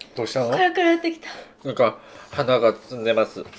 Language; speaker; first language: Japanese; non-native, fluent; Korean